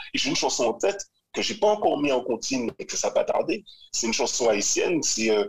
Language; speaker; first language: French; native; French